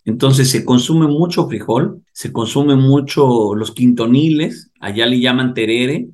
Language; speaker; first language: Spanish; native; Spanish